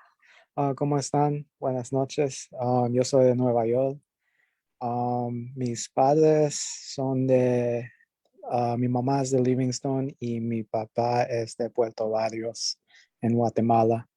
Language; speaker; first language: Spanish; early bilingual, heritage; Spanish